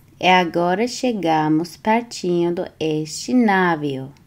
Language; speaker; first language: Portuguese; non-native, learner; Turkish